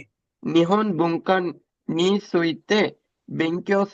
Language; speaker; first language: Japanese; non-native, learner; Sinhala